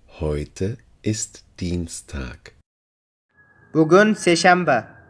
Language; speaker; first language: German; non-native, fluent; Uzbek